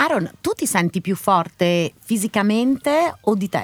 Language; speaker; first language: Italian; native; Italian